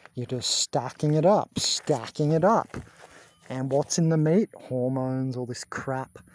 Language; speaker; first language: English; native; English